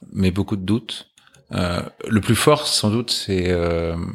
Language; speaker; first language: French; native; French